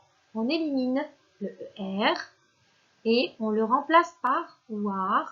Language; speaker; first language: French; non-native, local second language; Arabic